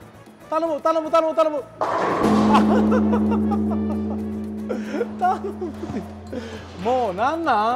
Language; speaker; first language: Japanese; native; Japanese